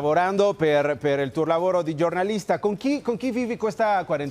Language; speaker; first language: Italian; non-native, learner; Spanish